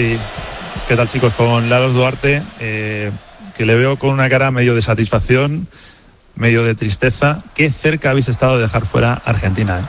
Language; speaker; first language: Spanish; native; Spanish